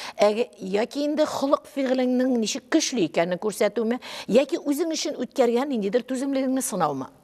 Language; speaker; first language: Tatar; native; Tatar